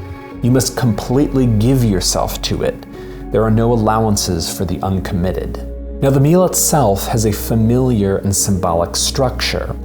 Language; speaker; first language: English; native; English